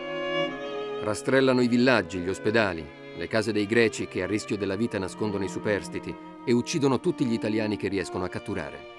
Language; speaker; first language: Italian; native; Italian